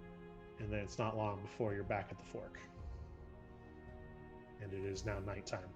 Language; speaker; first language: English; native; English